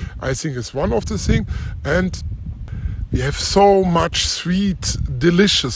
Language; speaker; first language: English; non-native, learner; German